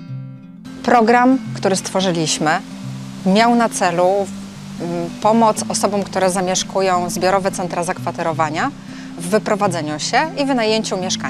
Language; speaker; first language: Polish; native; Polish